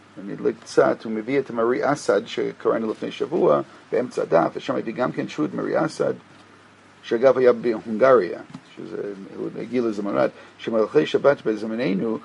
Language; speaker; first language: Hebrew; non-native, fluent; English